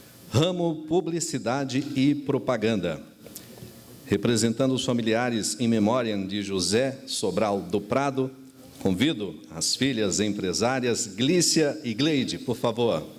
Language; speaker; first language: Portuguese; native; Portuguese